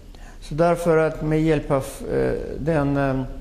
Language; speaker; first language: Swedish; non-native, fluent; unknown